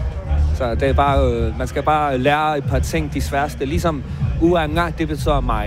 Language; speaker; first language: Danish; non-native, local second language; Kalaallisut